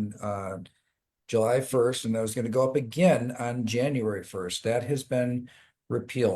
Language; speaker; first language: English; native; English